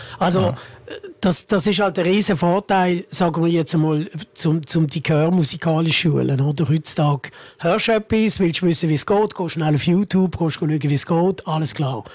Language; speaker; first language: German; early bilingual, other home language; Italian